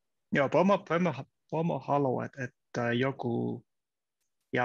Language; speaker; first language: Finnish; non-native, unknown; Russian